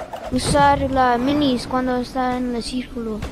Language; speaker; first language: Spanish; non-native, learner; English